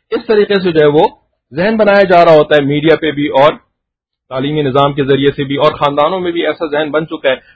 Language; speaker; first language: Urdu; native; Urdu